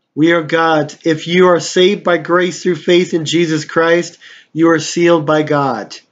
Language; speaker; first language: English; native; English